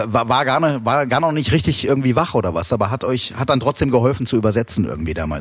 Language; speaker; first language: German; native; German